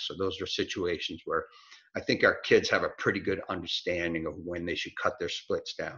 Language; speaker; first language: English; native; English